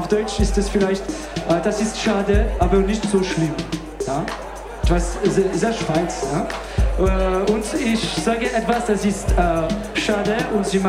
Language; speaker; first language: German; non-native, local second language; French